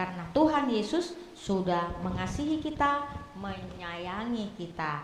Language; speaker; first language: Indonesian; native; Indonesian